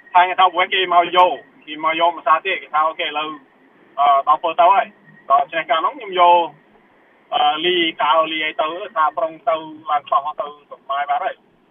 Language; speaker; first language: Khmer; early bilingual, heritage; Khmer